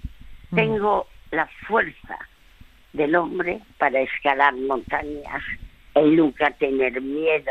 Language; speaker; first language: Spanish; early bilingual, other home language; French